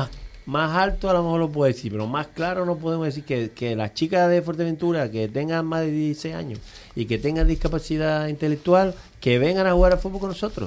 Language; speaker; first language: Spanish; native; Spanish